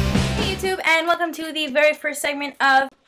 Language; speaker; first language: English; native; English